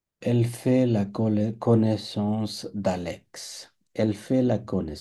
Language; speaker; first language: French; non-native, fluent; Bangla